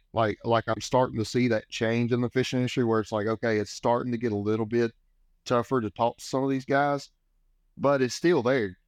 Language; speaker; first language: English; native; English